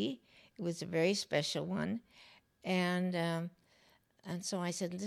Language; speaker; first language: English; native; English